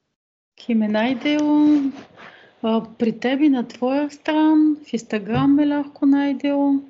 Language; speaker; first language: Slovenian; non-native, fluent; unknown